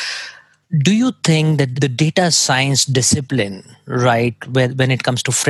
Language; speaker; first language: English; non-native, local second language; Hindi